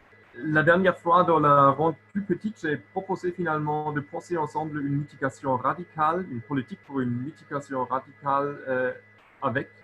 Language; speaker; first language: French; non-native, local second language; German